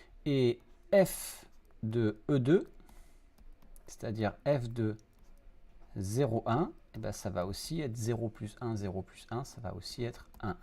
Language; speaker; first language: French; native; French